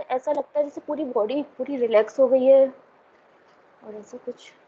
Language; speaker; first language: Hindi; native; Hindi